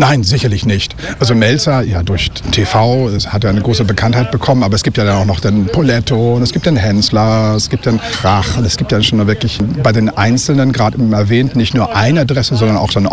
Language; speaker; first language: German; native; German